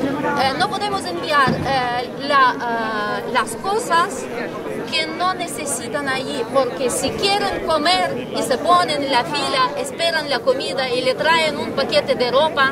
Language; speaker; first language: Spanish; non-native, fluent; Ukrainian